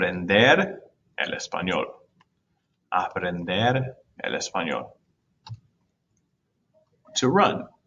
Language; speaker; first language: Spanish; non-native, fluent; English